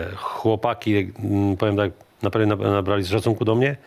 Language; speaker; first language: Polish; native; Polish